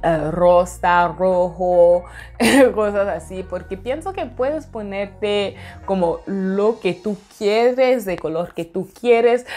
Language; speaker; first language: Spanish; non-native, fluent; English